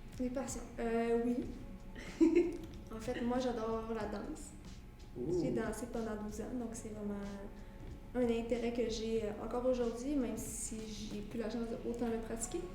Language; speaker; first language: French; native; French